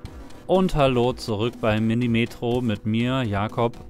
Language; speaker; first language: German; native; German